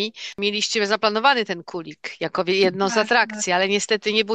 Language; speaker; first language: Polish; native; Polish